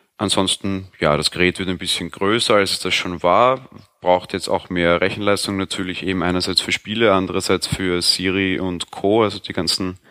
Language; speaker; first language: German; native; German